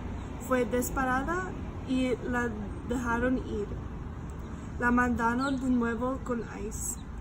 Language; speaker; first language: Spanish; non-native, learner; English